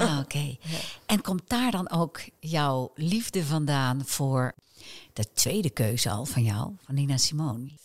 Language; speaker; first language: Dutch; native; Dutch